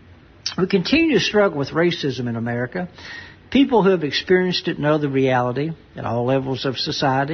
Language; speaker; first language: English; native; English